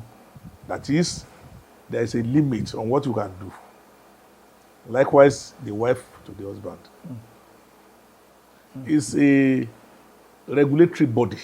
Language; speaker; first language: English; non-native, local second language; Yoruba